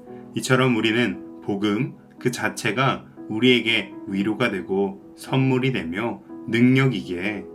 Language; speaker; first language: Korean; native; Korean